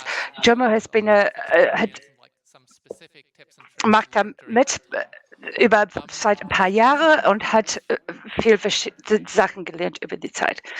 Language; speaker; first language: German; non-native, learner; English